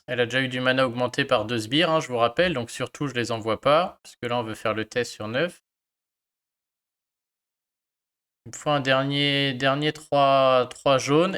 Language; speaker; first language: French; native; French